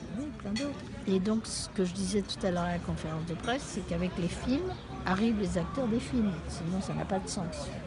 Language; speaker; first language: French; non-native, fluent; Spanish